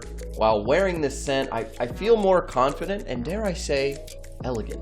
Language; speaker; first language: English; native; English